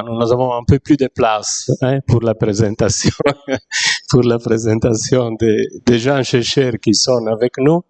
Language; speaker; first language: French; non-native, fluent; Italian